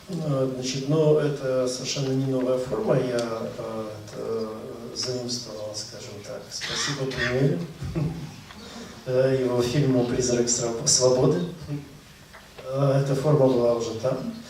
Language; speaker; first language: Russian; native; Russian